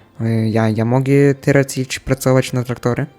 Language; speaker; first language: Polish; non-native, learner; Ukrainian